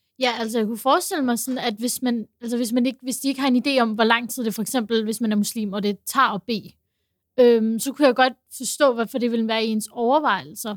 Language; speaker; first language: Danish; early bilingual, other home language; Urdu